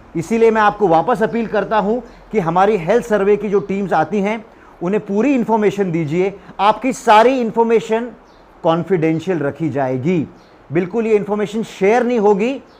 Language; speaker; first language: Hindi; non-native, local second language; Marathi